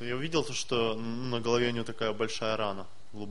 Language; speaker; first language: Russian; native; Russian